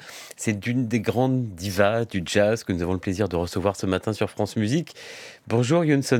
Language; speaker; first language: French; native; French